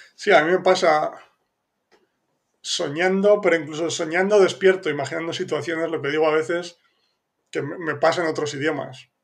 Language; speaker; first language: Spanish; native; Spanish